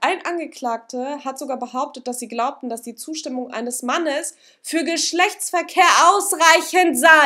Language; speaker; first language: German; native; German